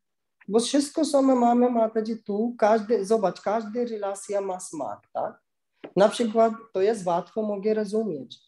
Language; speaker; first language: Polish; non-native, learner; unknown